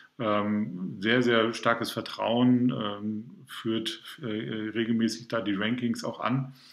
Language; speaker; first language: German; native; German